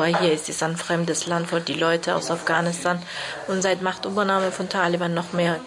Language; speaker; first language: German; non-native, learner; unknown